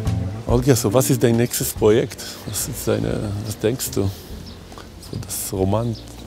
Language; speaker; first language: German; non-native, learner; Hebrew